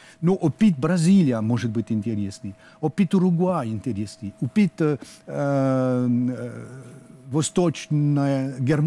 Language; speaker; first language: Russian; non-native, learner; French